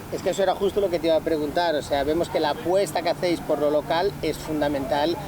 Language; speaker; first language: Spanish; native; Spanish